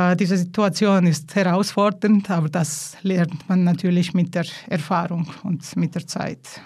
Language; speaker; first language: German; non-native, fluent; Georgian